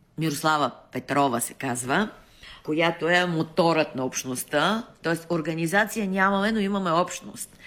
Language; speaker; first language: Bulgarian; early bilingual, heritage; Bulgarian